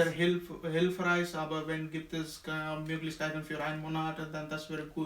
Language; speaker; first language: German; non-native, learner; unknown